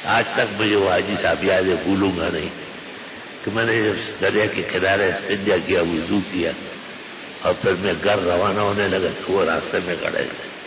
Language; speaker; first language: Urdu; non-native, local second language; Pashto